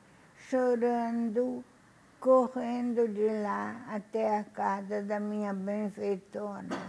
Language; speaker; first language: Portuguese; non-native, fluent; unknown